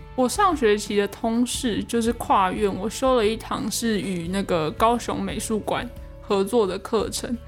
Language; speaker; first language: Chinese; native; Chinese